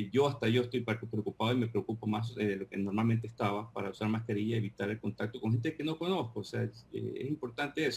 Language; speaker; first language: Spanish; native; Spanish